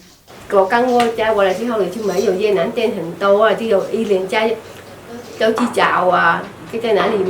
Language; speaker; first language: Chinese; non-native, learner; Vietnamese